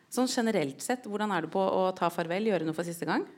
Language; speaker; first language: Norwegian; native; Norwegian